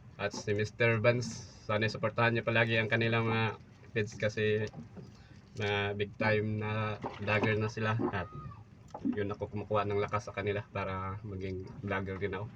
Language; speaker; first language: Filipino; native; Filipino